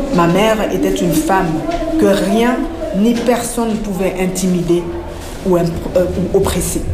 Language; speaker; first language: French; non-native, local second language; Bambara